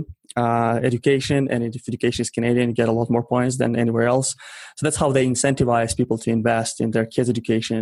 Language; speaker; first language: English; non-native, fluent; Ukrainian